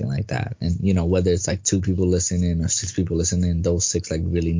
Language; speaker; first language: English; native; English